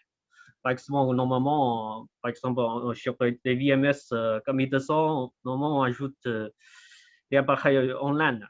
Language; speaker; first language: French; non-native, fluent; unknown